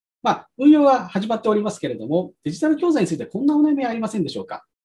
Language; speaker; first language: Japanese; native; Japanese